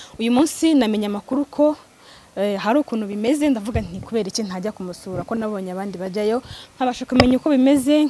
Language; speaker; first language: Kinyarwanda; native; Kinyarwanda